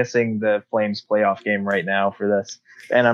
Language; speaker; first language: English; native; English